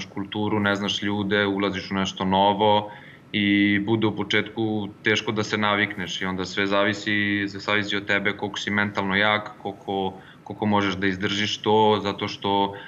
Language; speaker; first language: Serbian; early bilingual, other home language; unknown